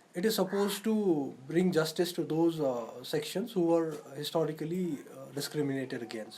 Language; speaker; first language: English; non-native, local second language; Nepali